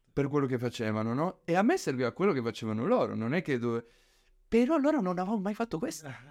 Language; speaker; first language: Italian; early bilingual, other home language; Spanish